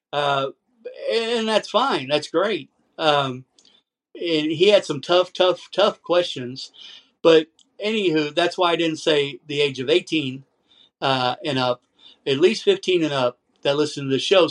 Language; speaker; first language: English; native; English